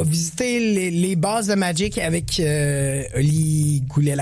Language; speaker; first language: French; native; French